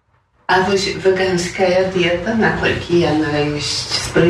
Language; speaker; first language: Polish; non-native, local second language; Belarusian